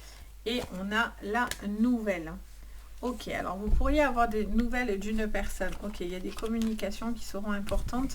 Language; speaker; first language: French; native; French